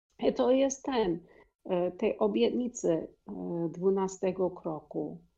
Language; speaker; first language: Polish; non-native, learner; English